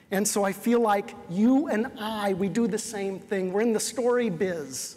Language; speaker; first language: English; native; English